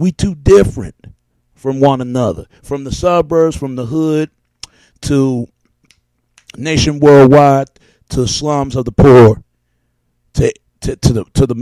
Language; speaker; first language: English; native; English